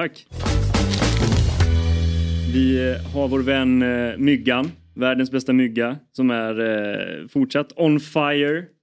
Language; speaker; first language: Swedish; native; Swedish